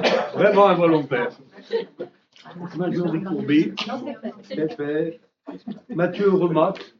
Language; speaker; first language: French; native; French